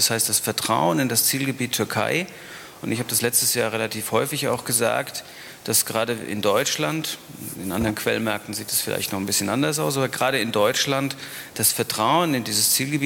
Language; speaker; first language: German; native; German